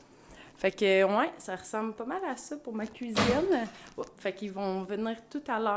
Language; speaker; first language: French; native; French